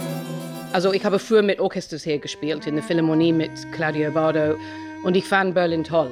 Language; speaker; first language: German; non-native, fluent; English